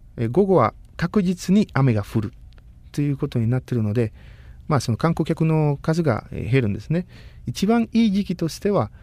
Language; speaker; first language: Japanese; non-native, fluent; Spanish